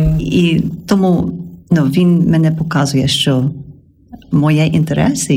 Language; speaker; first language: Ukrainian; non-native, learner; English